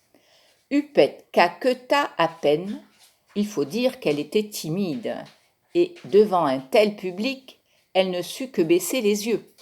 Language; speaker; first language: French; native; French